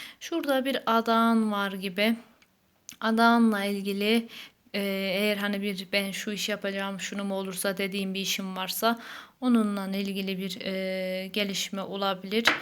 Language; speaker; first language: Turkish; native; Turkish